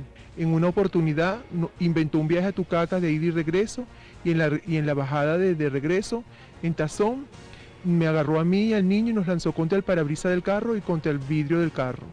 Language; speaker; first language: Spanish; native; Spanish